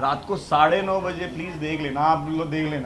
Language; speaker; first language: Hindi; native; Hindi